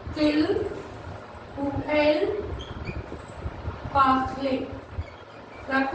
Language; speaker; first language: French; non-native, learner; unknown